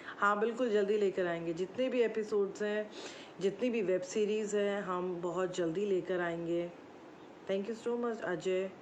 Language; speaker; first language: Hindi; native; Hindi